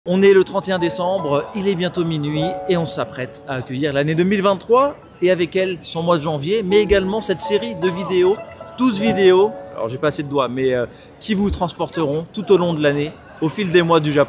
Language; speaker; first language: French; native; French